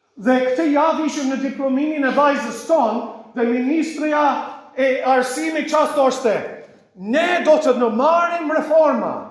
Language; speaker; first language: Albanian; non-native, fluent; English